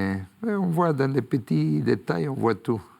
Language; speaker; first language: French; non-native, fluent; Spanish